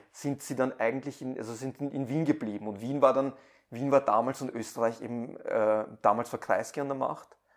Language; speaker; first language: German; early bilingual, other home language; Persian